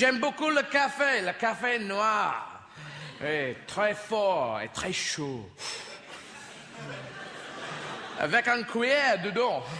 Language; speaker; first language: French; non-native, learner; English